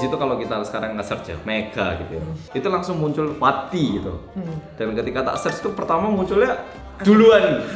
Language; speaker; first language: Indonesian; native; Indonesian